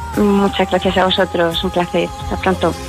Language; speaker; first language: Spanish; native; Spanish